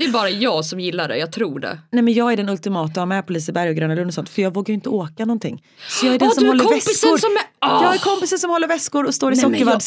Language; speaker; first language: Swedish; native; Swedish